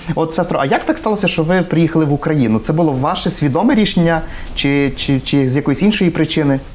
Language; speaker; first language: Ukrainian; native; Ukrainian